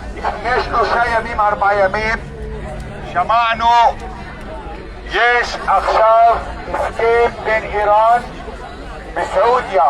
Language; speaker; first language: Hebrew; non-native, local second language; Arabic